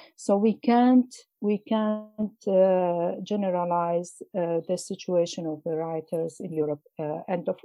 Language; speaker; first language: English; non-native, fluent; Arabic